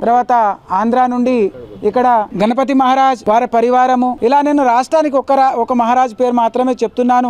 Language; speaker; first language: Telugu; non-native, local second language; Lambadi